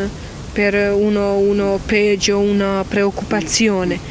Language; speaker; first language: Italian; non-native, learner; Croatian